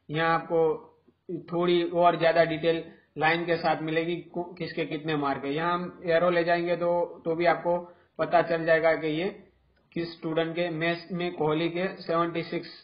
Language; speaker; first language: Hindi; non-native, local second language; Gujarati